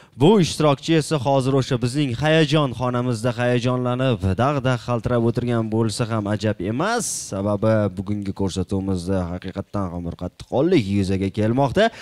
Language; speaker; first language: Uzbek; native; Uzbek